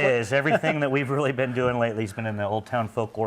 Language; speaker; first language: English; native; English